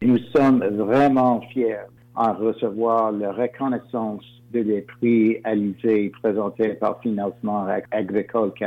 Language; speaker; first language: French; non-native, local second language; English